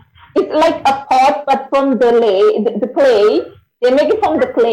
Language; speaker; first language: English; non-native, learner; Indonesian